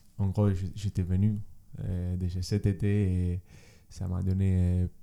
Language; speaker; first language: French; non-native, learner; Spanish